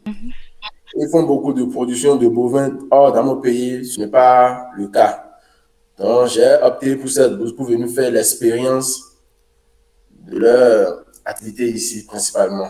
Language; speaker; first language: French; non-native, local second language; Fon